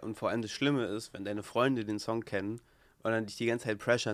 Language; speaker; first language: German; native; German